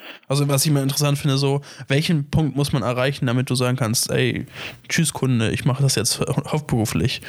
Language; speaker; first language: German; native; German